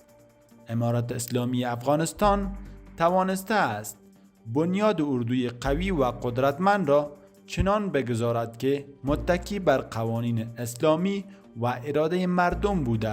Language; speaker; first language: Persian; native; Persian